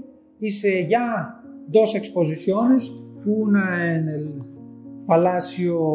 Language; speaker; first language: Spanish; non-native, fluent; Greek